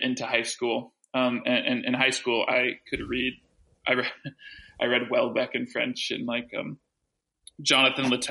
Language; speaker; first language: English; early bilingual, other home language; French